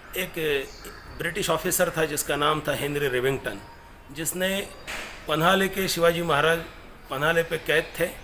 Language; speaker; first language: Hindi; non-native, local second language; Marathi